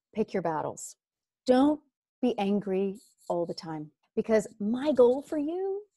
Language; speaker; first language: English; native; English